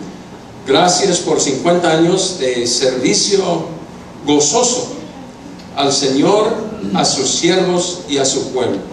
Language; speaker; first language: Spanish; non-native, fluent; English